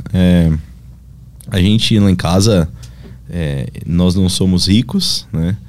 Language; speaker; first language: Portuguese; native; Portuguese